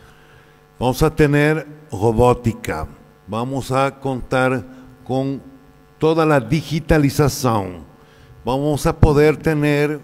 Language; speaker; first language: Portuguese; non-native, learner; Spanish